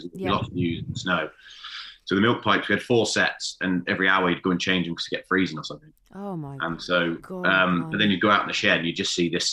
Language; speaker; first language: English; native; English